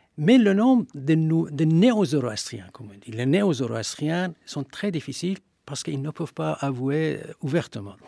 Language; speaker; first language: French; non-native, fluent; Persian